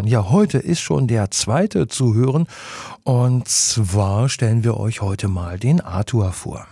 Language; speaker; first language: German; native; German